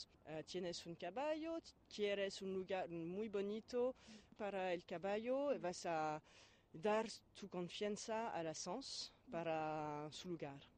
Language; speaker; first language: Spanish; non-native, fluent; French